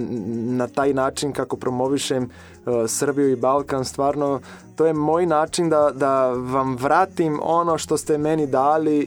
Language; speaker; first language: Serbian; non-native, fluent; Portuguese